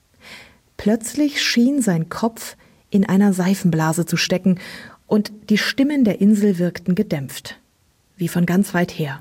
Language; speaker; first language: German; native; German